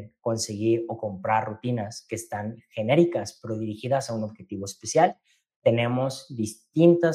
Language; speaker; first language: Spanish; native; Spanish